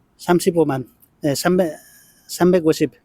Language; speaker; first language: Korean; non-native, learner; Nepali